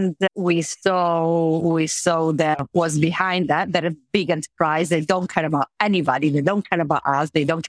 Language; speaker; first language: English; non-native, fluent; Italian